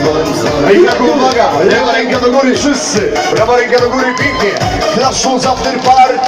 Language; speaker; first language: Polish; native; Polish